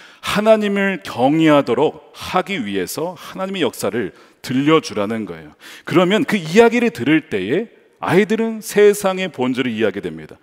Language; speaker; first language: Korean; native; Korean